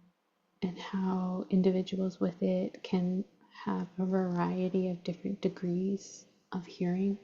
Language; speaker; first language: English; native; English